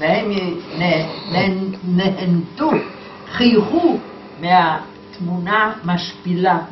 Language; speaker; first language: Hebrew; non-native, fluent; Polish